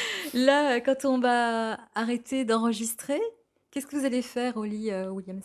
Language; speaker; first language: French; native; French